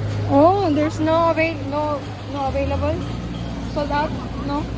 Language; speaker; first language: English; non-native, local second language; Cebuano